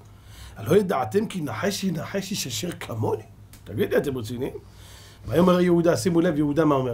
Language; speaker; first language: Hebrew; native; Hebrew